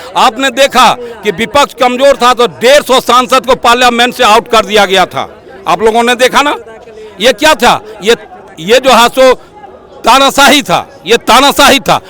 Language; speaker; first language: Hindi; native; Hindi